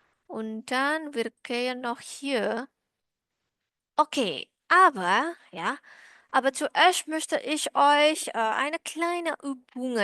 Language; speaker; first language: German; non-native, learner; Indonesian